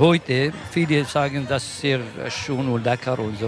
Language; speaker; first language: German; non-native, learner; Kurdish